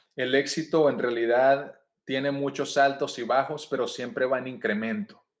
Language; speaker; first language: Spanish; native; Spanish